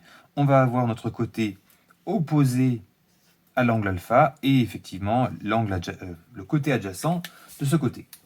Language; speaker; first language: French; native; French